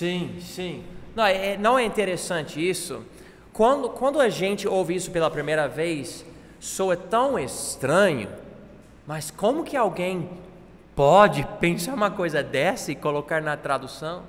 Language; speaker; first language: Portuguese; non-native, fluent; English